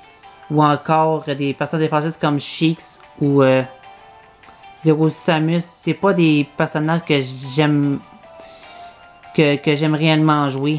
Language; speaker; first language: French; native; French